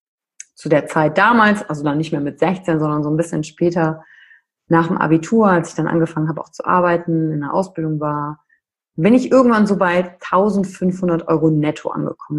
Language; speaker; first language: German; native; German